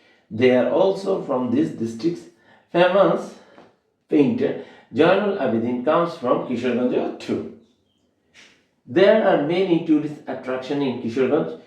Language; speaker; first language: English; non-native, local second language; Bangla